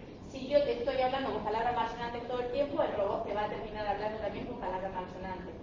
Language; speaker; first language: Spanish; native; Spanish